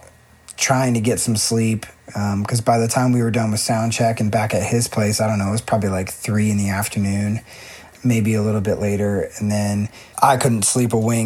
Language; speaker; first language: English; native; English